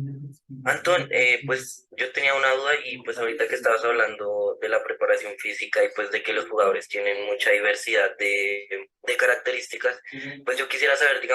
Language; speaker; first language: Spanish; native; Spanish